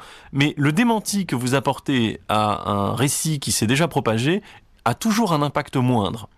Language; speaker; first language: French; native; French